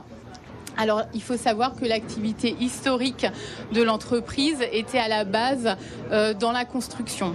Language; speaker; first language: French; native; French